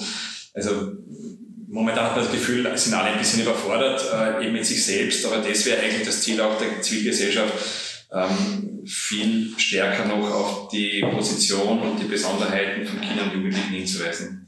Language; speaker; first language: German; native; German